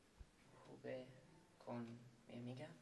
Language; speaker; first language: Spanish; non-native, learner; English